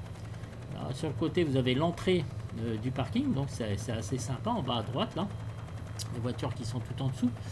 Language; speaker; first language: French; native; French